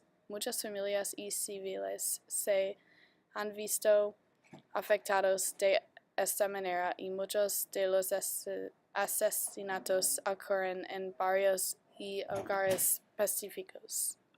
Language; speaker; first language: Spanish; non-native, learner; English